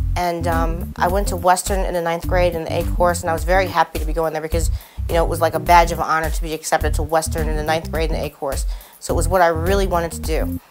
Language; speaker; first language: English; native; English